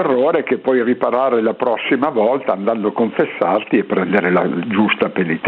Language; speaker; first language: Italian; native; Italian